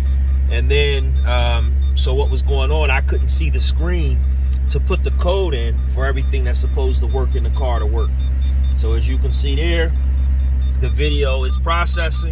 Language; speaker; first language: English; native; English